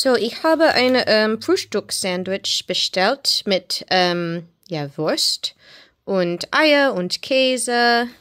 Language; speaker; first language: German; non-native, learner; English